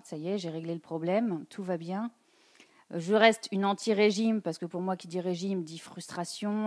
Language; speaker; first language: French; native; French